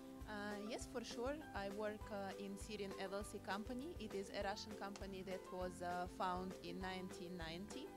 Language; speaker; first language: English; non-native, fluent; Russian